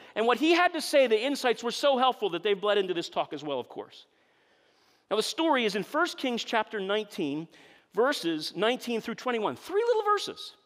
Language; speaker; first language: English; native; English